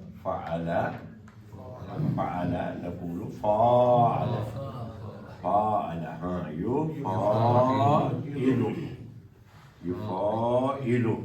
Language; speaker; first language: Arabic; non-native, fluent; Kashmiri